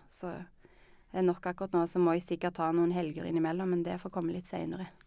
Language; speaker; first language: Norwegian; native; Norwegian